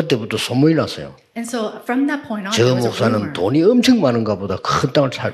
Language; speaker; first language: Korean; native; Korean